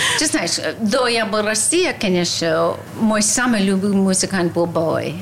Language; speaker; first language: Russian; non-native, learner; English